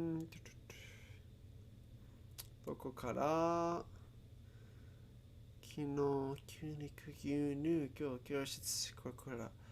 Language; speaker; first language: Japanese; non-native, learner; Spanish